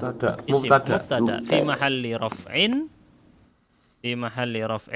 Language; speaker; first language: Arabic; non-native, fluent; Indonesian